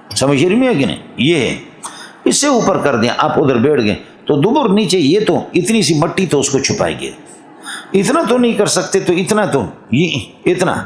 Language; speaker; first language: Urdu; non-native, local second language; Brahui